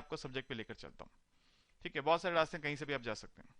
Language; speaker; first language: Hindi; native; Hindi